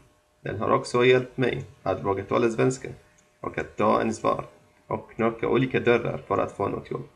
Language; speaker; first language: Swedish; non-native, local second language; Arabic